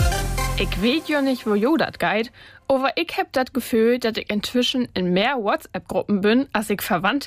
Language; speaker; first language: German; native; German